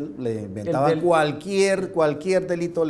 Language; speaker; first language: Spanish; native; Spanish